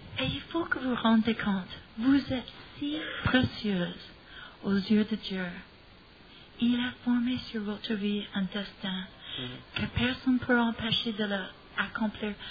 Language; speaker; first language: French; non-native, fluent; English